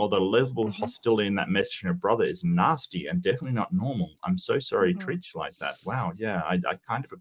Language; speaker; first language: English; native; English